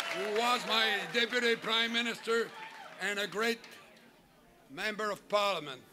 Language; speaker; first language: English; non-native, fluent; French